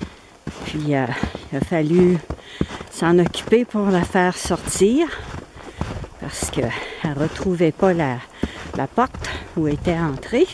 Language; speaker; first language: French; native; French